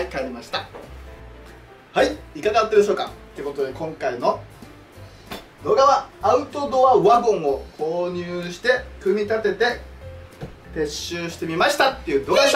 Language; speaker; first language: Japanese; native; Japanese